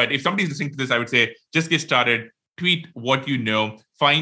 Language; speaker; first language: English; non-native, local second language; Tamil